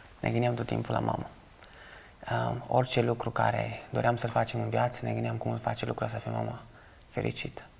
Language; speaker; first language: Romanian; early bilingual, other home language; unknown